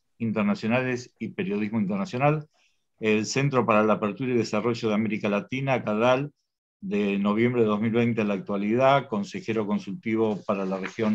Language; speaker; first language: Spanish; native; Spanish